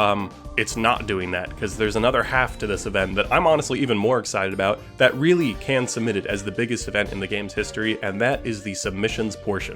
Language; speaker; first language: English; native; English